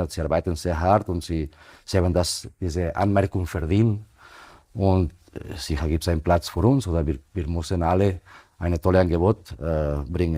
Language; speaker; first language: German; non-native, fluent; Spanish